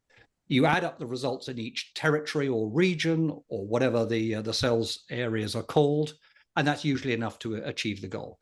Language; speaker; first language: English; native; English